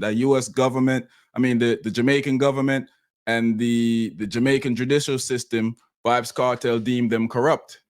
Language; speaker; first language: English; native; English